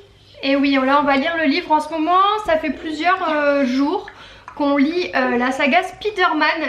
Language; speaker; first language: French; native; French